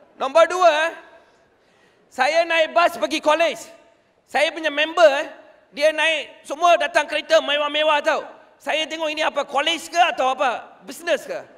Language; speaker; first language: Malay; non-native, local second language; Tamil